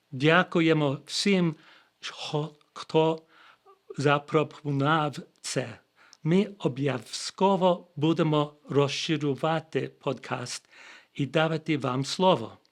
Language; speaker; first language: Ukrainian; non-native, fluent; English